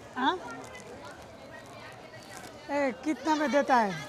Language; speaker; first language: Hindi; non-native, learner; Bangla